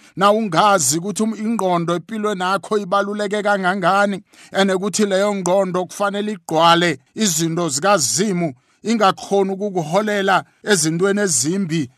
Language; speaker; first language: Zulu; non-native, local second language; South Ndebele